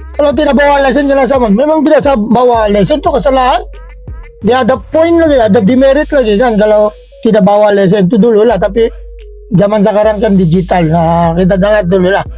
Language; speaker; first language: Malay; non-native, fluent; Filipino